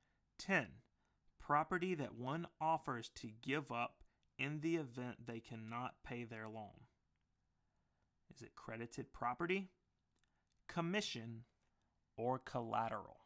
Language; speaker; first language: English; native; English